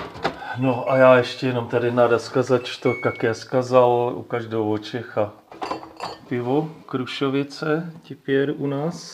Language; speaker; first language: Russian; non-native, learner; Czech